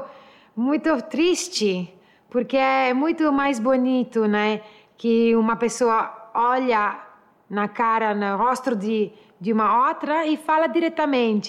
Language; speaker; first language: Portuguese; non-native, learner; Italian